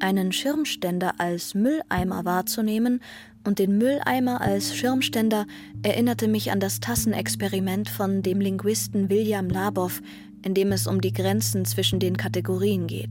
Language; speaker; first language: German; non-native, fluent; Persian